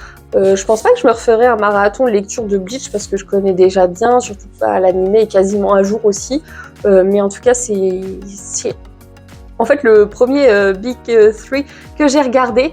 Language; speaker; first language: French; native; French